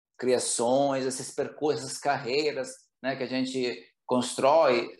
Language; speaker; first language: Portuguese; non-native, fluent; Italian